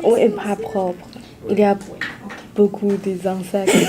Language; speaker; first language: French; non-native, learner; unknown